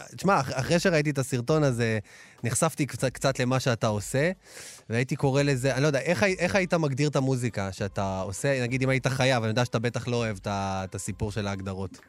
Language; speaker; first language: Hebrew; native; Hebrew